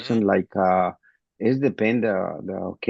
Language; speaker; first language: English; non-native, learner; Spanish